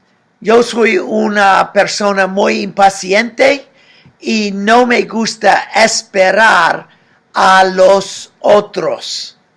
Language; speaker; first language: Spanish; non-native, fluent; English